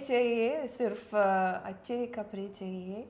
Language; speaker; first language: Hindi; non-native, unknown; Lithuanian